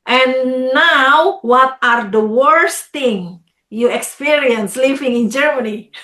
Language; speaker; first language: English; non-native, fluent; Indonesian